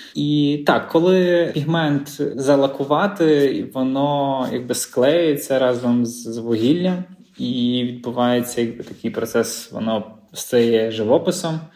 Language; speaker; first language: Ukrainian; native; Ukrainian